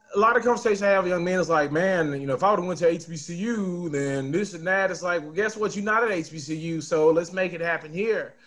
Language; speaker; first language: English; native; English